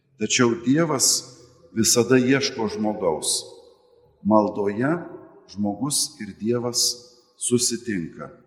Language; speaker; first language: Lithuanian; native; Lithuanian